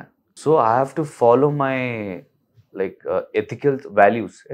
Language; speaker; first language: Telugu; non-native, local second language; Hindi